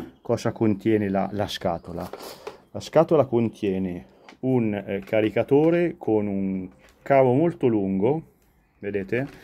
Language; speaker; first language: Italian; native; Italian